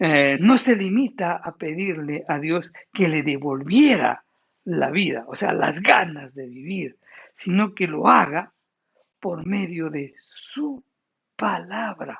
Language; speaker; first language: Spanish; native; Spanish